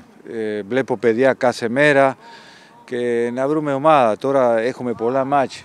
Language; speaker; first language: Greek; non-native, fluent; Spanish